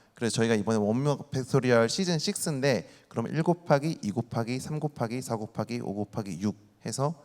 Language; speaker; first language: Korean; native; Korean